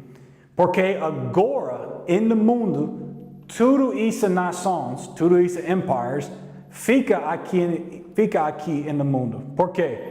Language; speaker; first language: Portuguese; non-native, learner; English